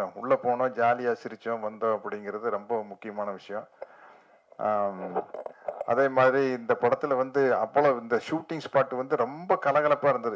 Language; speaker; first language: Tamil; native; Tamil